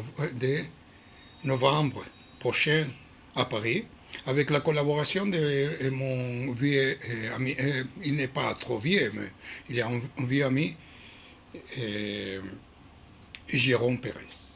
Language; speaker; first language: French; non-native, learner; Hebrew